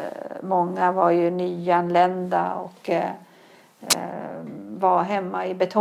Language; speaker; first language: Swedish; early bilingual, other home language; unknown